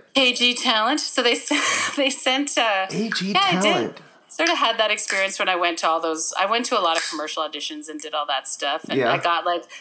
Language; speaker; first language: English; native; English